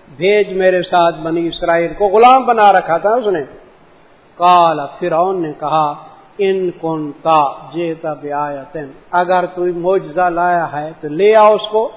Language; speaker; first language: Urdu; non-native, local second language; Sindhi